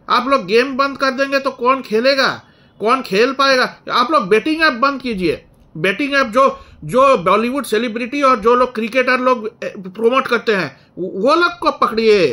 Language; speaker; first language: Hindi; non-native, local second language; Bangla